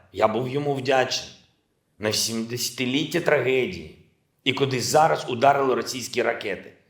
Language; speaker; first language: Ukrainian; non-native, local second language; Russian